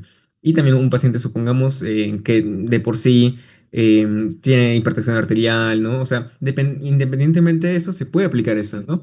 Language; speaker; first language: Spanish; native; Spanish